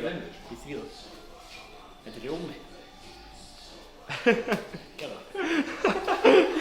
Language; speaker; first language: Icelandic; non-native, fluent; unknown